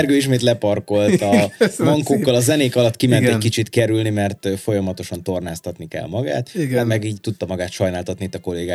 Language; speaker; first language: Hungarian; native; Hungarian